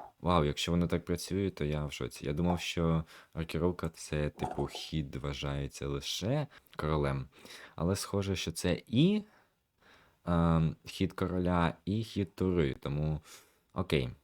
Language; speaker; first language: Ukrainian; native; Ukrainian